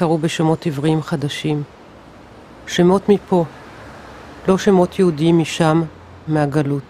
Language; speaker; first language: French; non-native, fluent; Hebrew